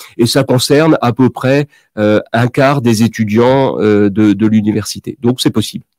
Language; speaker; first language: French; native; French